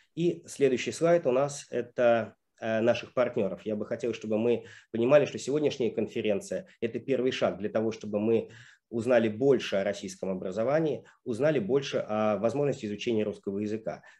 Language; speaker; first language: Russian; native; Russian